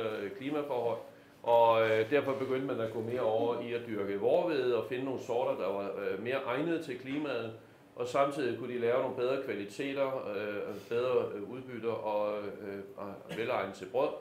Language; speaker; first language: Danish; native; Danish